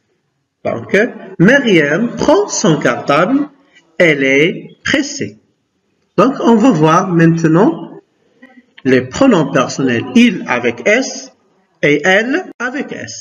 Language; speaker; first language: French; non-native, local second language; Arabic